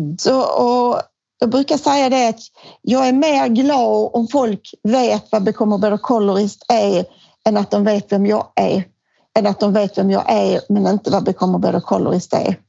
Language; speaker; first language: Swedish; native; Swedish